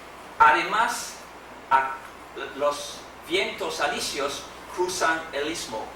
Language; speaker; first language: Spanish; non-native, fluent; English